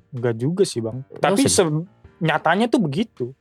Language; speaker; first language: Indonesian; native; Indonesian